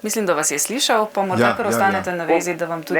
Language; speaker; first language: Slovenian; native; Slovenian